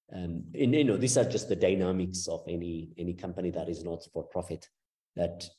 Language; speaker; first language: English; non-native, fluent; Amharic